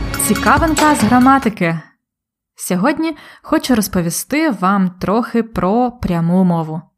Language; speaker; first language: Ukrainian; native; Ukrainian